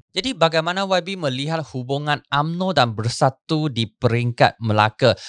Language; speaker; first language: Malay; non-native, local second language; Chinese